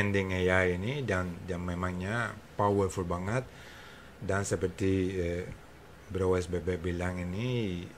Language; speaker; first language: Indonesian; non-native, fluent; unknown